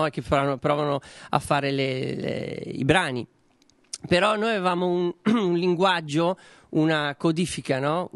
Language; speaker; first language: Italian; native; Italian